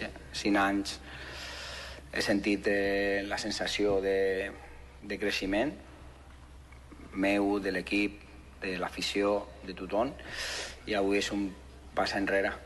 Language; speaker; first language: Catalan; non-native, local second language; Spanish